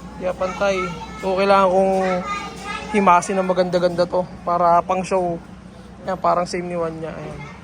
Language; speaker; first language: Filipino; native; Filipino